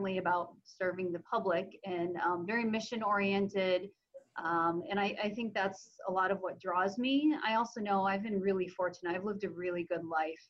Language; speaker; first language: English; native; English